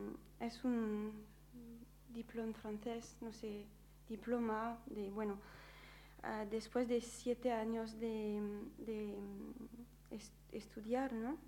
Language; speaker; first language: Spanish; non-native, learner; French